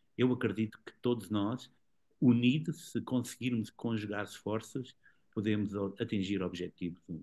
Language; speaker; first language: Portuguese; native; Portuguese